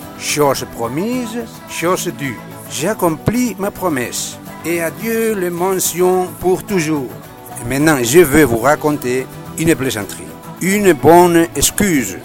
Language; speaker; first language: French; non-native, learner; Spanish